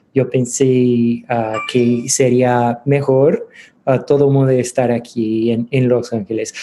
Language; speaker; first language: Spanish; non-native, learner; English